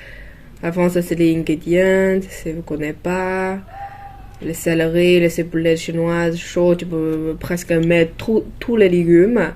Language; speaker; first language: French; non-native, learner; Chinese